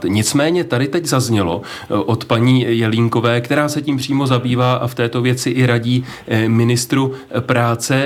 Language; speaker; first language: Czech; native; Czech